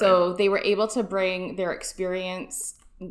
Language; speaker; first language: English; native; English